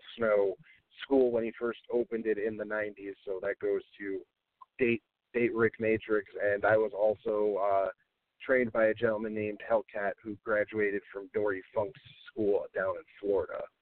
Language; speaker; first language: English; native; English